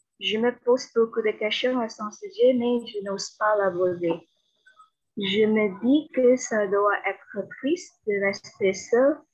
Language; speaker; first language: French; non-native, fluent; Indonesian